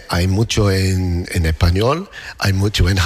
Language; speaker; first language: Spanish; non-native, fluent; English